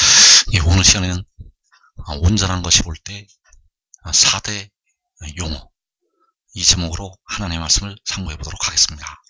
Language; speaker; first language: Korean; native; Korean